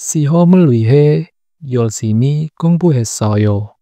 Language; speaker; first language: Korean; non-native, learner; Indonesian